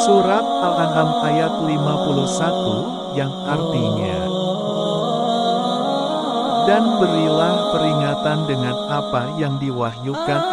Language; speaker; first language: Indonesian; native; Indonesian